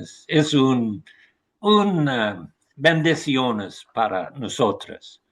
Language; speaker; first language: Spanish; non-native, learner; English